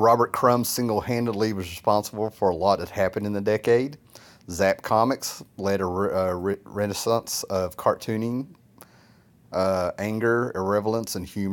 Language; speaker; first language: English; native; English